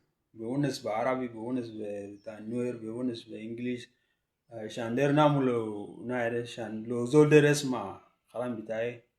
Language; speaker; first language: Arabic; non-native, local second language; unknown